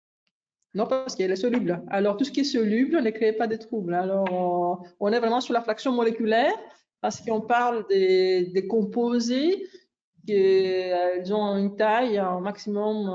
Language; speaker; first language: French; non-native, fluent; Greek